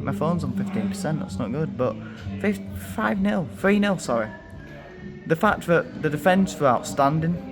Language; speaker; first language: English; native; English